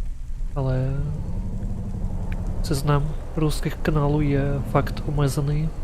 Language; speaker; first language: Czech; non-native, local second language; Ukrainian